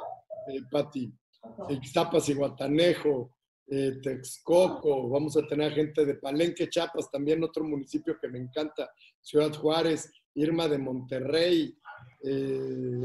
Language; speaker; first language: Spanish; native; Spanish